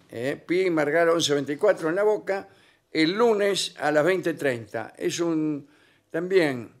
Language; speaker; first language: Spanish; native; Spanish